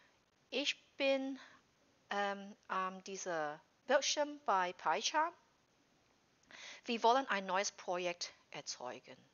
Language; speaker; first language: German; non-native, fluent; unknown